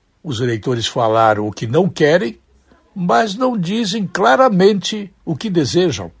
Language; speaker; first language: Portuguese; native; Portuguese